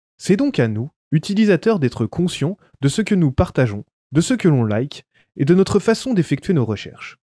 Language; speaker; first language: French; native; French